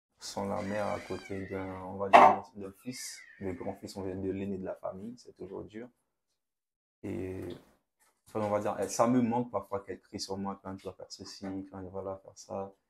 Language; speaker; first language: French; non-native, local second language; Haitian Creole